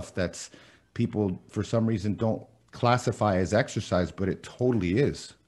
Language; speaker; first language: English; early bilingual, other home language; Spanish